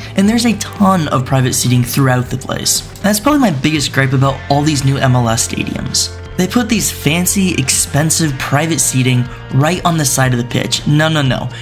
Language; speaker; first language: English; native; English